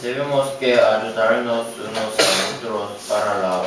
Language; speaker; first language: Spanish; non-native, learner; Korean